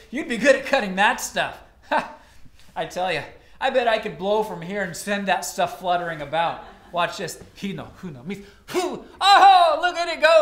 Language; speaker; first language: English; native; English